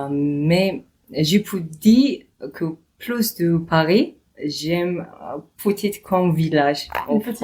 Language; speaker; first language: French; non-native, learner; Georgian